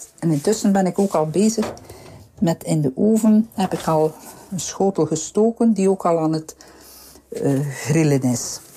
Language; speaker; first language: Dutch; native; Dutch